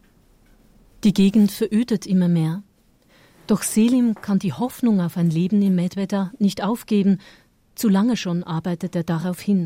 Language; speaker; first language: German; native; German